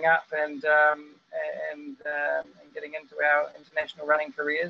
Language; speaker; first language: English; native; English